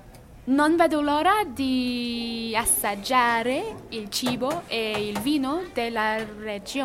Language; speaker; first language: Italian; non-native, learner; English